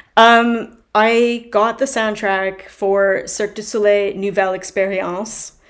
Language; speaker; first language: English; native; English